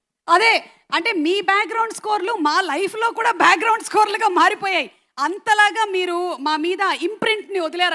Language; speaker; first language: Telugu; native; Telugu